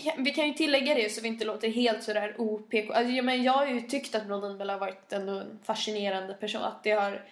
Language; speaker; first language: Swedish; native; Swedish